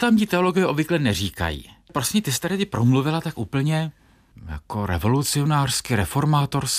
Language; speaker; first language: Czech; native; Czech